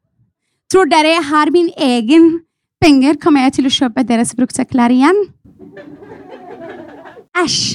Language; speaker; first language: Norwegian; non-native, fluent; Arabic